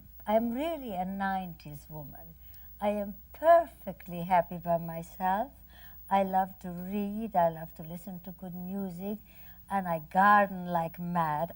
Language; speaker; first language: English; non-native, fluent; Hungarian